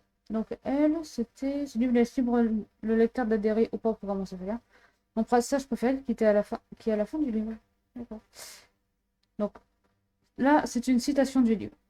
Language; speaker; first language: French; native; French